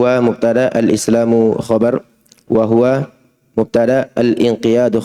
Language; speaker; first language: Arabic; non-native, learner; Indonesian